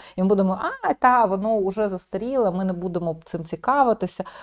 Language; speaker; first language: Ukrainian; native; Ukrainian